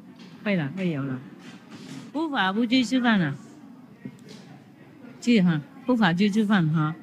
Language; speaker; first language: Chinese; non-native, fluent; Vietnamese